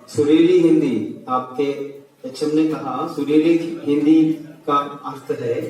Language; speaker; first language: Hindi; non-native, local second language; Malayalam